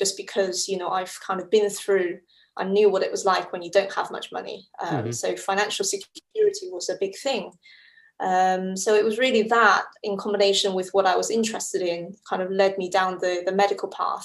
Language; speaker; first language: English; early bilingual, other home language; Chinese